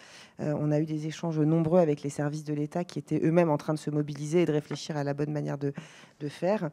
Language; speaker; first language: French; native; French